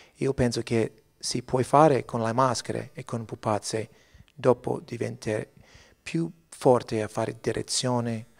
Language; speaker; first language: Italian; early bilingual, heritage; Italian